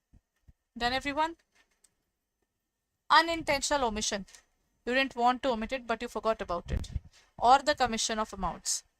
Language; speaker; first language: English; non-native, local second language; Hindi